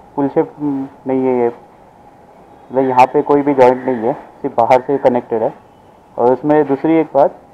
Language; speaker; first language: Hindi; non-native, local second language; Marathi